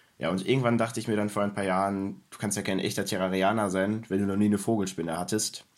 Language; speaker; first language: German; native; German